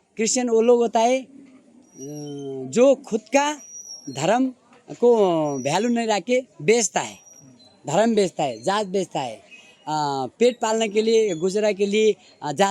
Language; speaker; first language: Hindi; non-native, learner; Nepali